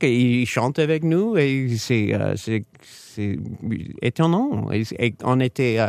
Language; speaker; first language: French; non-native, fluent; English